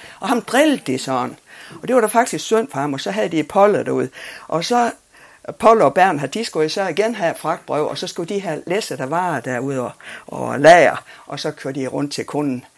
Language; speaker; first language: Danish; native; Danish